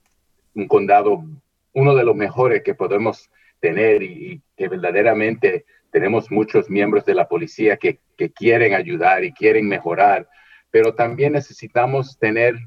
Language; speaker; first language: Spanish; early bilingual, heritage; Spanish